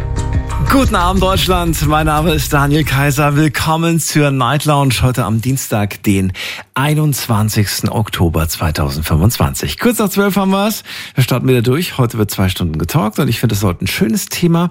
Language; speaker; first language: German; native; German